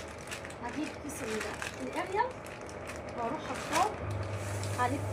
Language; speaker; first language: Arabic; native; Arabic